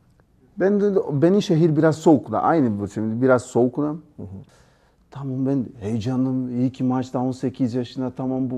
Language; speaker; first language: Turkish; non-native, learner; Portuguese